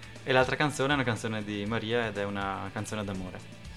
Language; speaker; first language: Italian; native; Italian